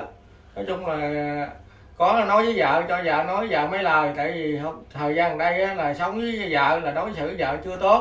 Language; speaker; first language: Vietnamese; native; Vietnamese